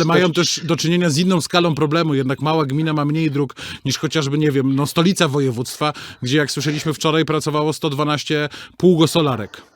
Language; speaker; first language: Polish; native; Polish